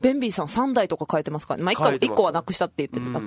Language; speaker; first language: Japanese; native; Japanese